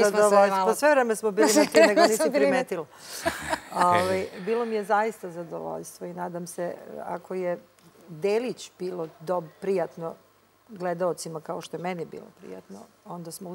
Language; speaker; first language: Serbian; native; Serbian